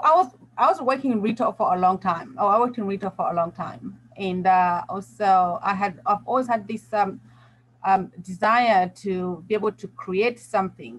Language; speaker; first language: English; non-native, local second language; Nyanja